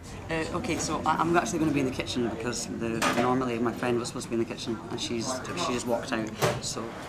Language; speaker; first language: English; native; English